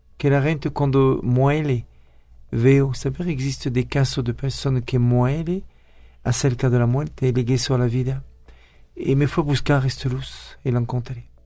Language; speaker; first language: Spanish; non-native, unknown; French